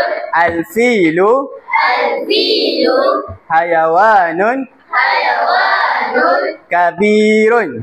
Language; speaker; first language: Arabic; non-native, learner; Malay